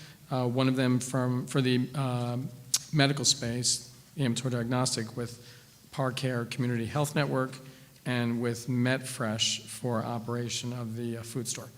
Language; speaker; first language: English; native; English